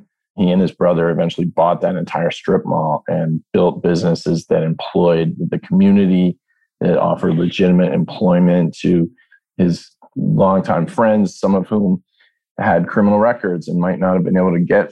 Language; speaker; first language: English; native; English